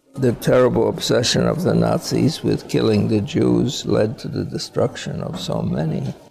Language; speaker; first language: English; early bilingual, other home language; Polish